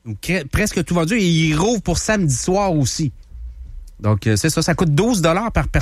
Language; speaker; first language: French; native; French